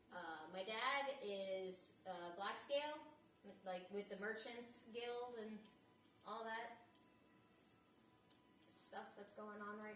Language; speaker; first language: English; native; English